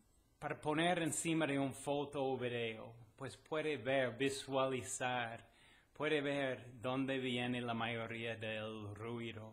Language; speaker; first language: Spanish; non-native, fluent; English